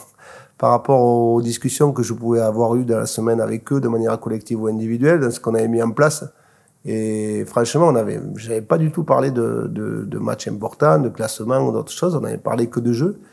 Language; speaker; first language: French; native; French